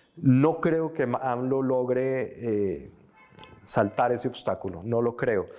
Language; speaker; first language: Spanish; native; Spanish